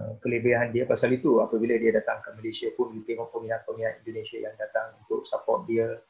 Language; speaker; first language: Malay; non-native, local second language; Tamil